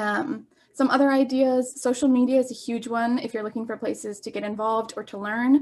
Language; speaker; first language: English; native; English